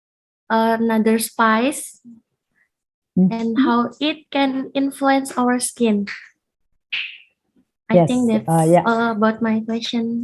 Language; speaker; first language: English; non-native, fluent; Indonesian